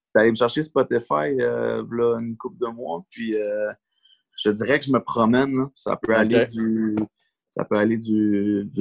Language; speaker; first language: French; native; French